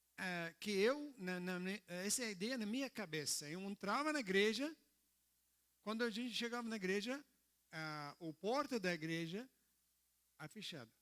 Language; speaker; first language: Portuguese; non-native, learner; Arabic